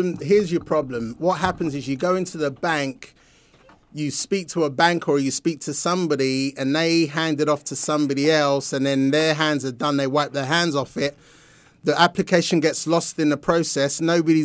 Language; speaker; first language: English; native; English